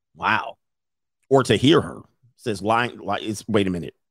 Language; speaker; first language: English; native; English